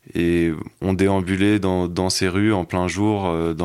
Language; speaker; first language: French; native; French